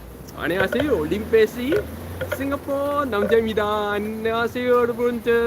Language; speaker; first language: Korean; non-native, fluent; English